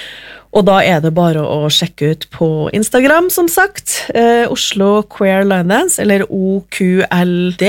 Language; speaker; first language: Norwegian; native; Norwegian